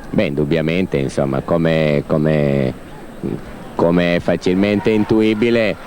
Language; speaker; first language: Italian; native; Italian